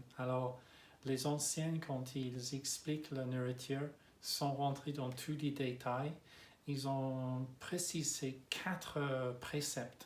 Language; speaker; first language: French; non-native, fluent; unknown